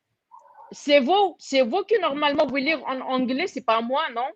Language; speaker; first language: French; non-native, learner; Turkish